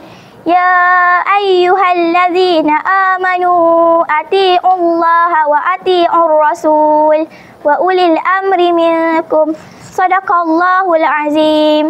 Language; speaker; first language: Arabic; non-native, learner; Malay